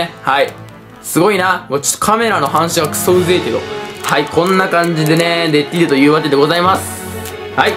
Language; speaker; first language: Japanese; native; Japanese